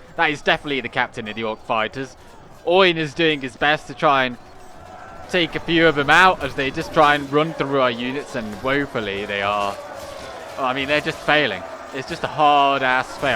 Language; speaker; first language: English; native; English